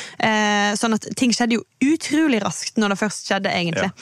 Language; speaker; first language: Norwegian; native; Norwegian